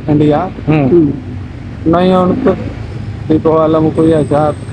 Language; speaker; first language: Filipino; non-native, learner; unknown